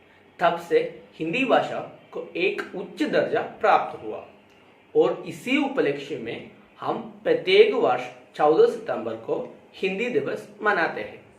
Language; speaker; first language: Hindi; non-native, local second language; Malayalam